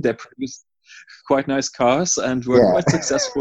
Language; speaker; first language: English; non-native, fluent; German